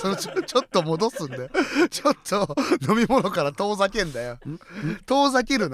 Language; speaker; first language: Japanese; native; Japanese